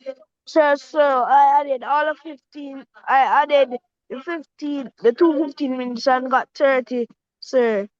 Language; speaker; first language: English; native; English